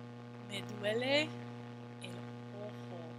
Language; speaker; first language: Spanish; non-native, fluent; English